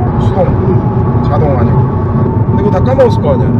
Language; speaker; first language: Korean; native; Korean